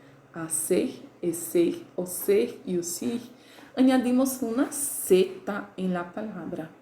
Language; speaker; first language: Spanish; non-native, learner; Portuguese